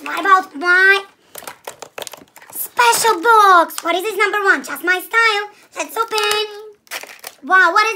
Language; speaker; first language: English; non-native, learner; Russian